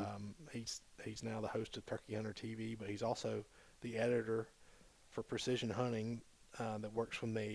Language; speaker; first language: English; native; English